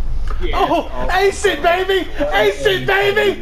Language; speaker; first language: English; native; English